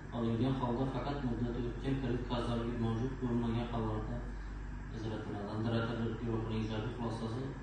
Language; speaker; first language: Uzbek; native; Uzbek